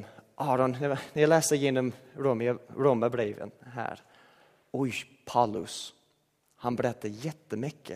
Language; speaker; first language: Swedish; non-native, fluent; English